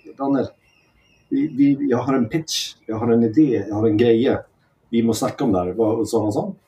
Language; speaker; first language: Swedish; native; Swedish